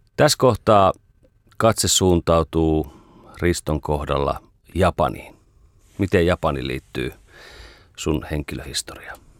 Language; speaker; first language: Finnish; native; Finnish